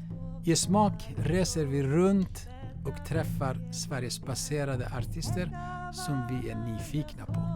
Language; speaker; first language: Swedish; non-native, fluent; Baluchi